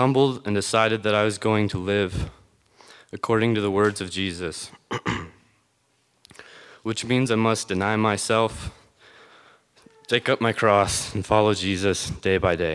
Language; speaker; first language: English; native; English